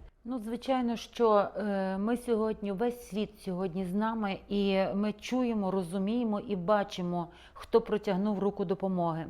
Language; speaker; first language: Ukrainian; native; Ukrainian